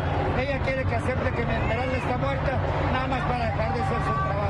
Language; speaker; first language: Spanish; native; Spanish